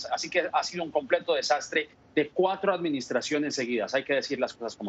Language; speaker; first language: Spanish; native; Spanish